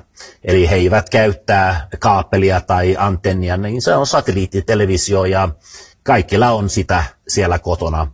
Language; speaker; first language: Finnish; early bilingual, other home language; Swedish